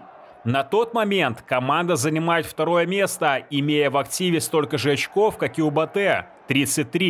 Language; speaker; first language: Russian; native; Russian